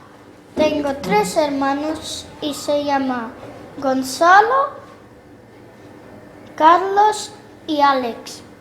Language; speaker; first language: Spanish; early bilingual, other home language; Portuguese